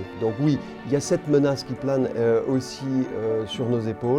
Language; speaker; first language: French; native; French